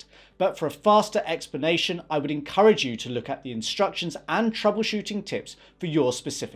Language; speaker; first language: English; native; English